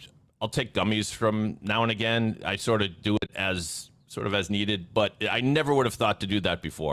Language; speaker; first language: English; native; English